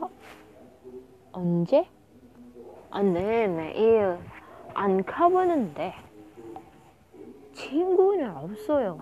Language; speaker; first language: Korean; non-native, learner; Indonesian